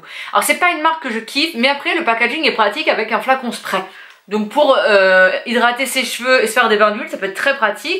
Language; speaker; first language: French; native; French